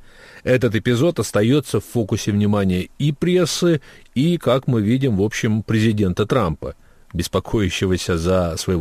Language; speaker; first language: Russian; native; Russian